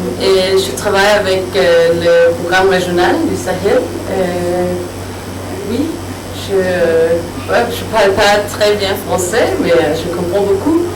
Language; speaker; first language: French; non-native, learner; Danish